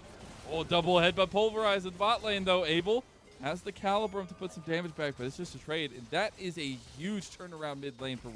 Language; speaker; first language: English; native; English